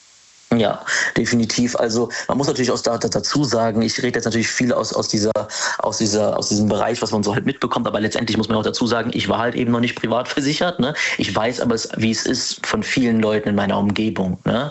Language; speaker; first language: German; native; German